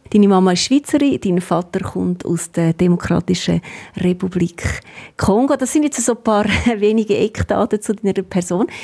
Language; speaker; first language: German; native; German